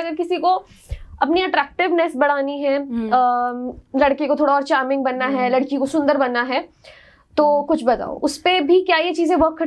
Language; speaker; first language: Hindi; native; Hindi